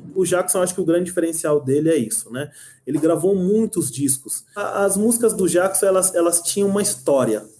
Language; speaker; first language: Portuguese; native; Portuguese